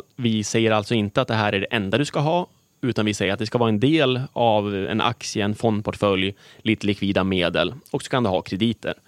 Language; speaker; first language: Swedish; native; Swedish